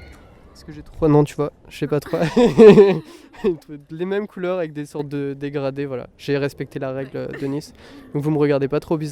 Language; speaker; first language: French; native; French